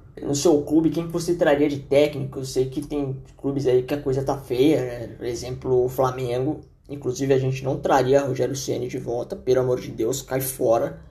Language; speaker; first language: Portuguese; native; Portuguese